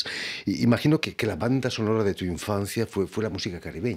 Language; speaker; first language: Spanish; native; Spanish